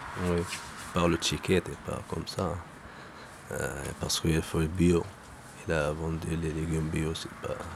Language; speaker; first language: French; non-native, learner; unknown